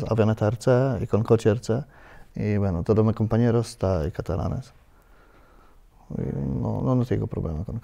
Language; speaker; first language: Spanish; non-native, learner; Polish